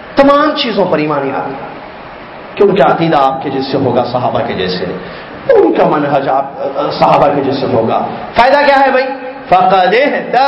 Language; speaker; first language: Urdu; native; Urdu